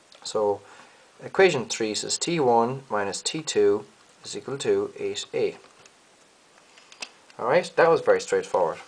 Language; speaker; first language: English; native; English